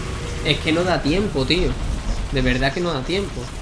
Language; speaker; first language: Spanish; native; Spanish